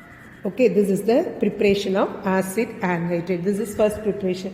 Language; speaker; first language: English; non-native, local second language; Tamil